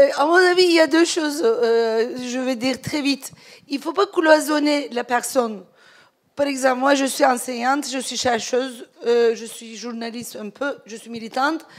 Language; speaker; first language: French; non-native, fluent; Turkish